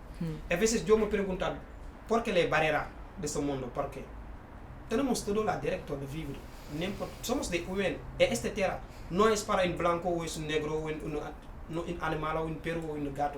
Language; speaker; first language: Spanish; non-native, local second language; Wolof